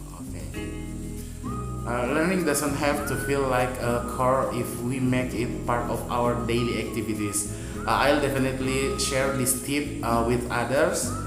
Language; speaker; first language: English; non-native, fluent; Indonesian